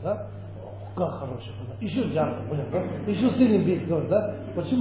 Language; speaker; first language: Russian; non-native, learner; Tibetan